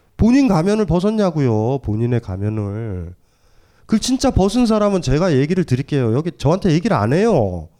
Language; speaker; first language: Korean; native; Korean